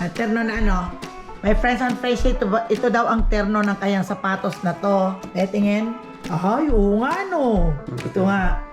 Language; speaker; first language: Filipino; non-native, local second language; Aklanon